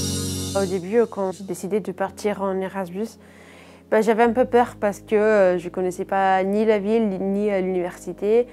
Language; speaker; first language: French; non-native, fluent; Italian